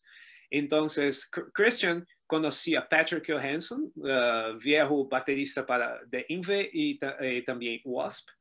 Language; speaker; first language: Spanish; non-native, learner; Portuguese